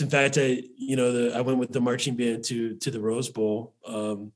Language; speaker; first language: English; native; English